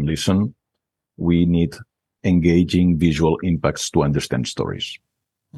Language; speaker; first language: English; non-native, fluent; Spanish